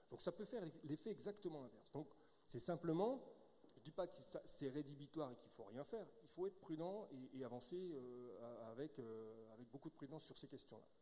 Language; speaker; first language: French; native; French